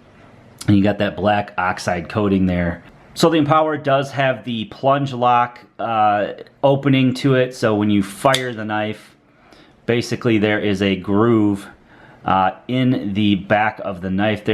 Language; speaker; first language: English; native; English